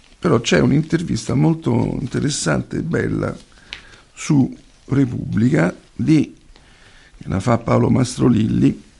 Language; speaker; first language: Italian; native; Italian